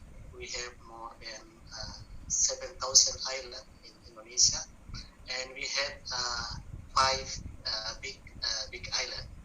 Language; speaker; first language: English; non-native, learner; Indonesian